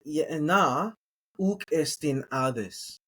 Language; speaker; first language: Greek; non-native, learner; English